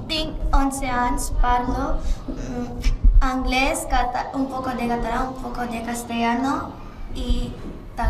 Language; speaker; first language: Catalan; early bilingual, other home language; Filipino